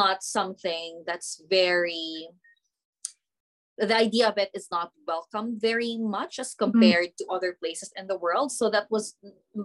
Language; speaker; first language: English; non-native, local second language; Filipino